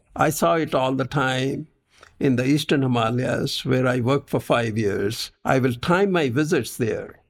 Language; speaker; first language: English; non-native, local second language; Punjabi